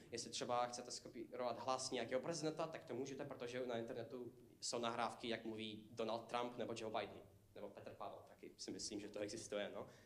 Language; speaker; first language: Czech; non-native, fluent; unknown